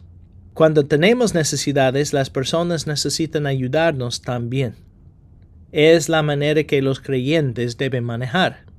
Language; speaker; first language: Spanish; non-native, fluent; English